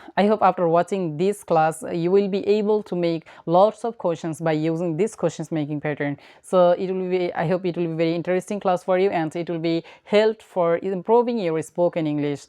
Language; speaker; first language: English; non-native, local second language; Bangla